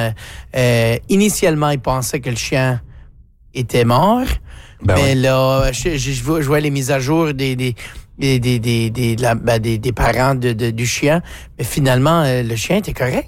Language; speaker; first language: French; native; French